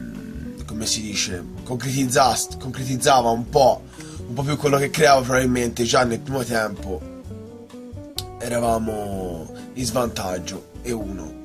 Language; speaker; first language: Italian; native; Italian